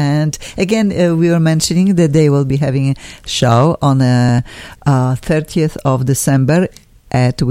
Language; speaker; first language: English; non-native, fluent; Polish